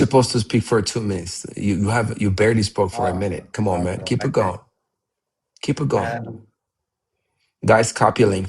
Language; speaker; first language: English; non-native, fluent; Amharic